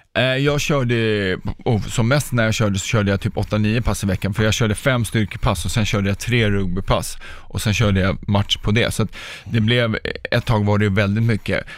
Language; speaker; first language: Swedish; early bilingual, other home language; Czech